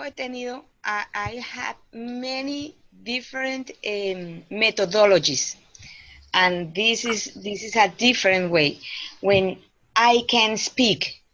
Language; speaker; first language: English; non-native, learner; Spanish